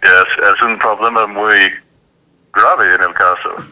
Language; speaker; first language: Spanish; non-native, fluent; English